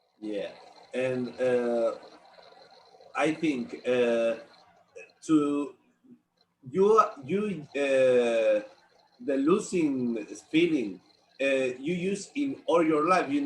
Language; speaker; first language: English; non-native, learner; Spanish